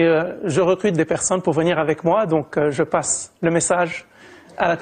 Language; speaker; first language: French; non-native, local second language; Arabic